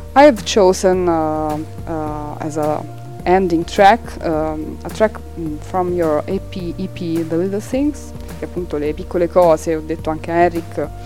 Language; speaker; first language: Italian; native; Italian